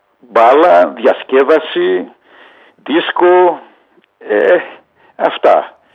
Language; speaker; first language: Greek; early bilingual, heritage; Greek